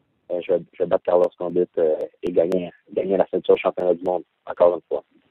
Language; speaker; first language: French; native; French